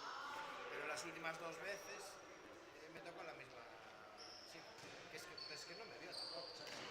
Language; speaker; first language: Spanish; native; Spanish